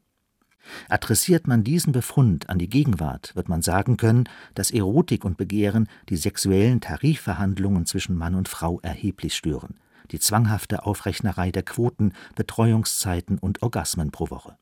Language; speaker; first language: German; native; German